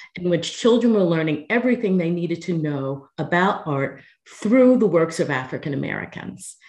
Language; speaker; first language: English; native; English